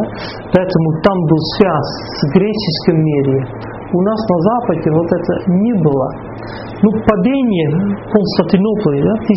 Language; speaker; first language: Russian; non-native, fluent; Dutch